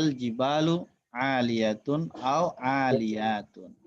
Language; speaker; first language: Arabic; non-native, fluent; Indonesian